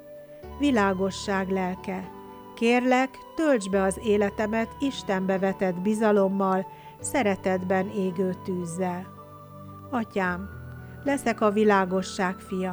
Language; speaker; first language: Hungarian; native; Hungarian